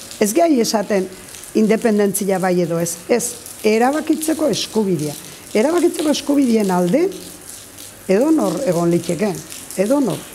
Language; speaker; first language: Basque; native; Basque